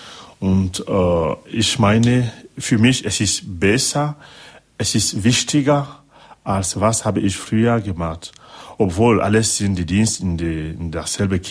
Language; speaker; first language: German; non-native, learner; French